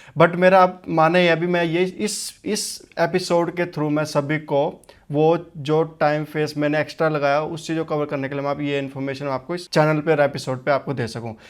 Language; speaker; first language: Hindi; native; Hindi